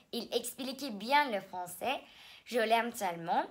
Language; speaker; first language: French; non-native, learner; Turkish